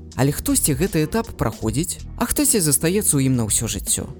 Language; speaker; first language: Belarusian; non-native, local second language; Russian